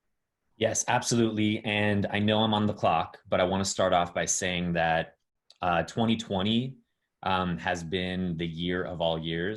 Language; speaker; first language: English; native; English